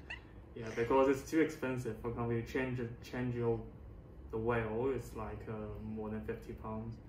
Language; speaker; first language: English; non-native, fluent; Chinese